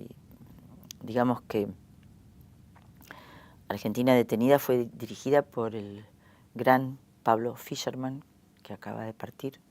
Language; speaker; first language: Spanish; native; Spanish